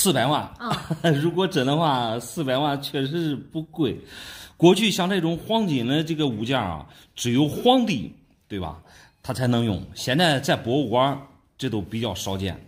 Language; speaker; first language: Chinese; native; Chinese